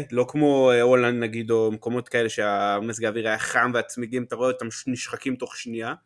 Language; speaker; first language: Hebrew; native; Hebrew